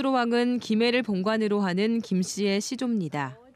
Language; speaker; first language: Korean; native; Korean